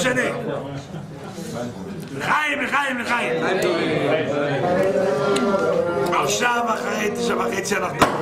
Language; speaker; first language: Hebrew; non-native, fluent; French